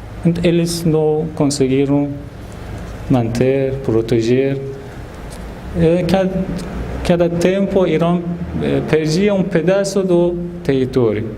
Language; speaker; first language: Portuguese; non-native, fluent; Persian